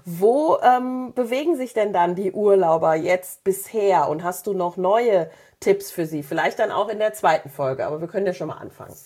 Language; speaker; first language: German; native; German